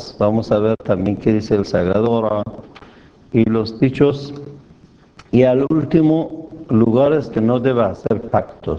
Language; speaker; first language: Spanish; non-native, fluent; Persian